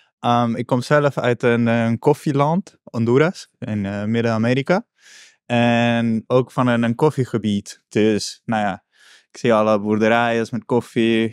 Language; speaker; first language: Dutch; non-native, fluent; Spanish